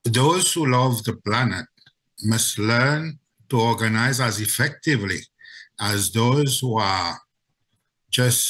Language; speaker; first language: English; non-native, fluent; Seselwa Creole French